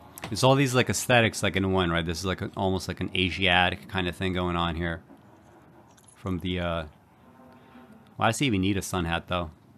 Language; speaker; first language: English; native; English